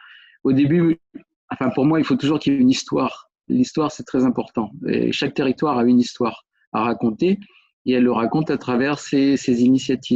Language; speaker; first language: French; native; French